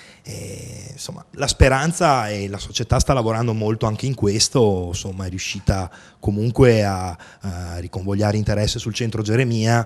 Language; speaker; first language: Italian; native; Italian